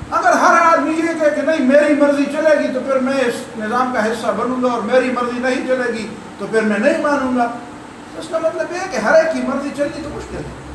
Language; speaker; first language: Urdu; non-native, local second language; Pashto